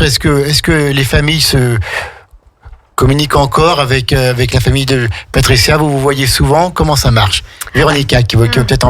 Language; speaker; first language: French; native; French